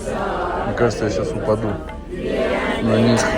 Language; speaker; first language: Russian; native; Russian